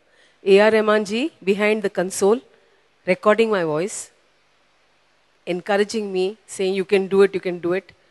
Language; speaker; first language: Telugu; non-native, local second language; Tamil